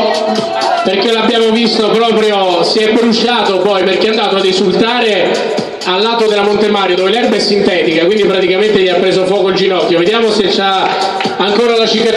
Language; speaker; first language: Italian; native; Italian